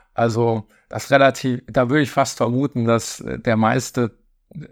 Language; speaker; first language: German; native; German